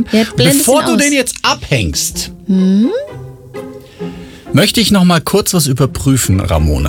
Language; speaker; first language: German; native; German